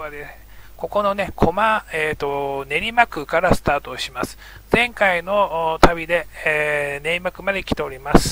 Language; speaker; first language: Japanese; native; Japanese